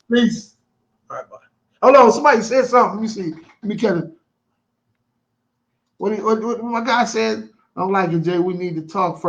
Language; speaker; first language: English; native; English